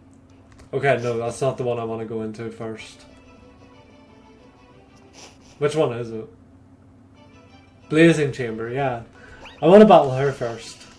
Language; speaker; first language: English; native; English